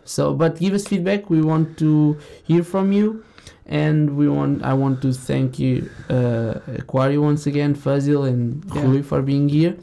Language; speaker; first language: English; non-native, fluent; Portuguese